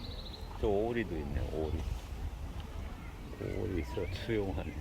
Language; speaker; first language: Korean; native; Korean